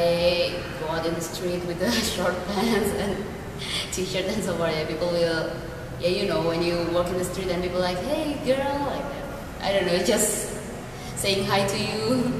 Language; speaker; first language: English; non-native, learner; Indonesian